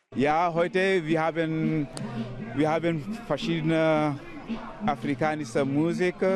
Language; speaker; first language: German; non-native, learner; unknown